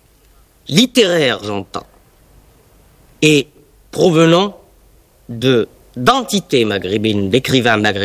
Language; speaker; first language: French; non-native, local second language; Tachelhit